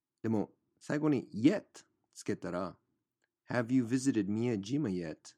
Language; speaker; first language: Japanese; non-native, fluent; English